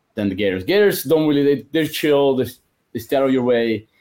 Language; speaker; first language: English; non-native, fluent; Italian